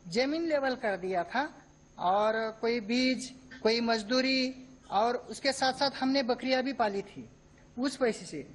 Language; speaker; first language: Hindi; non-native, local second language; Marathi